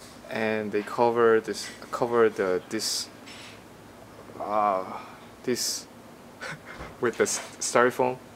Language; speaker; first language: English; non-native, fluent; Korean